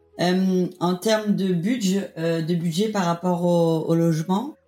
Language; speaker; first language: French; native; French